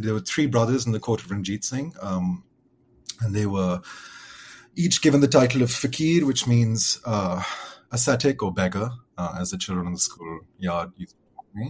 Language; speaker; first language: English; native; English